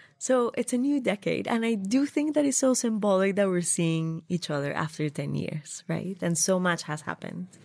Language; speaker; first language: English; non-native, fluent; Spanish